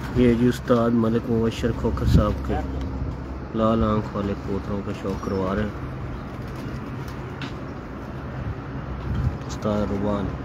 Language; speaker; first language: Hindi; non-native, local second language; Punjabi